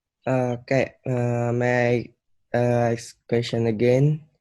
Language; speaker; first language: English; non-native, learner; Indonesian